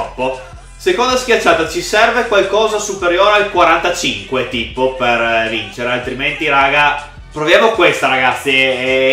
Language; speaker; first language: Italian; native; Italian